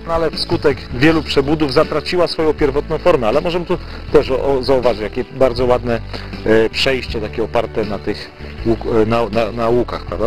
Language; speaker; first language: Polish; native; Polish